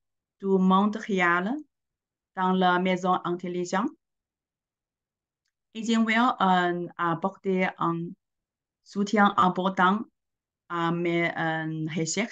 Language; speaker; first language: French; non-native, learner; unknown